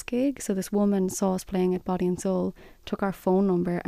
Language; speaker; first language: English; native; English